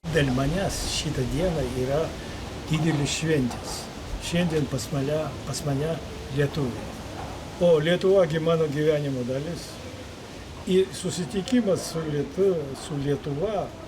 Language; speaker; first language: Lithuanian; non-native, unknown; Georgian